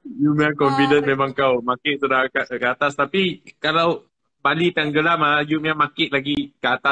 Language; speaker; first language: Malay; non-native, local second language; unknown